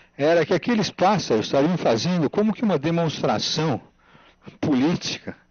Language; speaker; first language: Portuguese; native; Portuguese